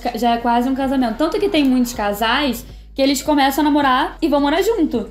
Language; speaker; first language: Portuguese; native; Portuguese